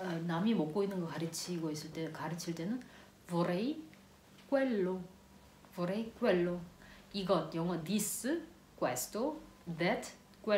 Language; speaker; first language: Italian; non-native, learner; Korean